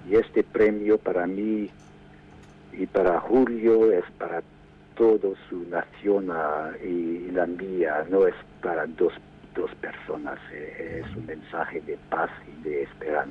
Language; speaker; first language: Spanish; non-native, fluent; English